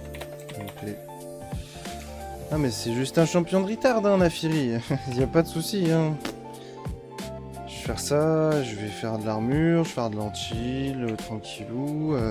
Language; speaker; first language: French; native; French